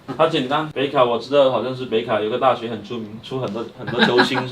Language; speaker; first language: Chinese; native; Chinese